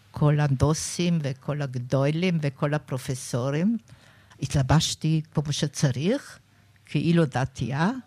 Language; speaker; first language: Hebrew; non-native, fluent; German